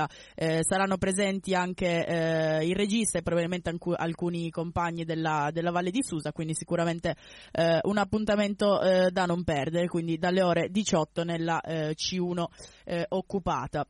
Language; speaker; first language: Italian; native; Italian